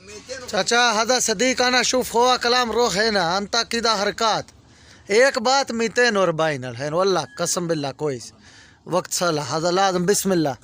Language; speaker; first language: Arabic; non-native, learner; Urdu